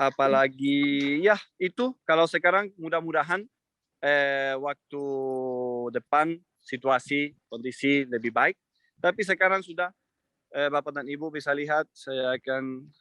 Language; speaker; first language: Indonesian; non-native, fluent; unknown